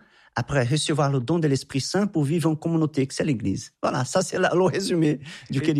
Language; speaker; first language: French; non-native, fluent; Portuguese